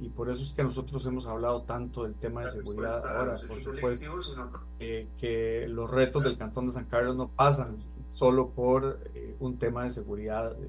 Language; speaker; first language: Spanish; native; Spanish